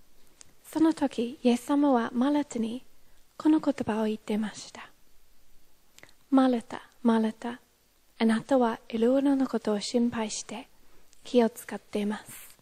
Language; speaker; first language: Japanese; non-native, fluent; English